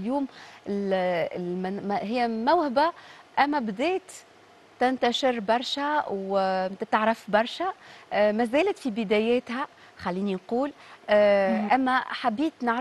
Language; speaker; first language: Arabic; native; Arabic